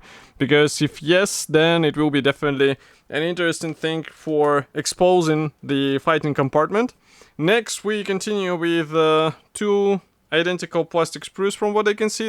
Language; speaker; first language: English; non-native, fluent; Russian